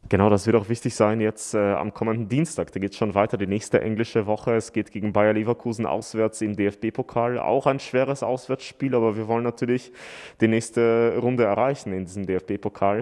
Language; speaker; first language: German; native; German